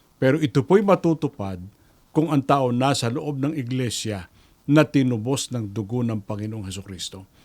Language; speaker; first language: Filipino; native; Filipino